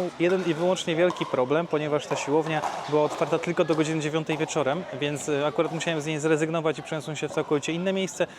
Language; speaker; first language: Polish; native; Polish